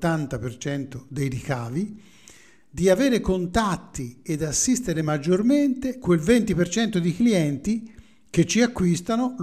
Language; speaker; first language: Italian; native; Italian